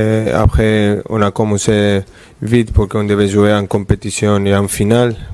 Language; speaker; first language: French; non-native, fluent; Spanish